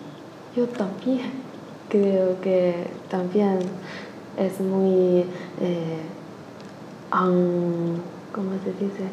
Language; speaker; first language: Spanish; non-native, learner; Chinese